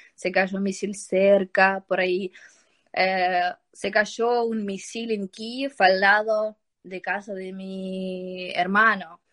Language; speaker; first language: Spanish; non-native, learner; Ukrainian